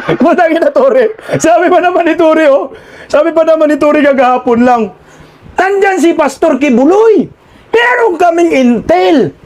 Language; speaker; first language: Filipino; native; Filipino